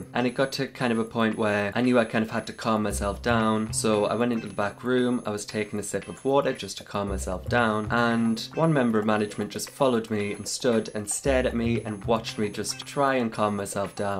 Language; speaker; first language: English; native; English